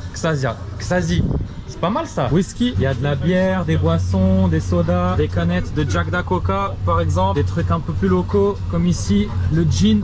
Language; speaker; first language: French; early bilingual, other home language; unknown